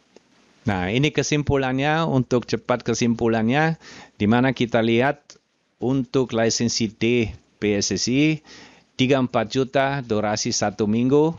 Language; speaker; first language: Indonesian; non-native, fluent; German